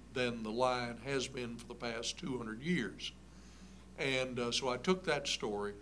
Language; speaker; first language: English; native; English